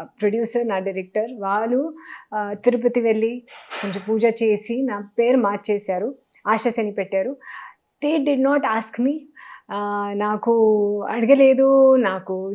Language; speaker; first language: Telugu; non-native, learner; Hindi